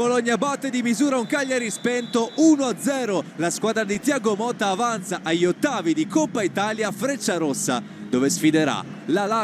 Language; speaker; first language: Italian; native; Italian